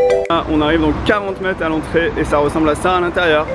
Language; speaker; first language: French; native; French